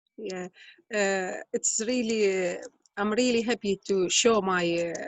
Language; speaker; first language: English; non-native, learner; Arabic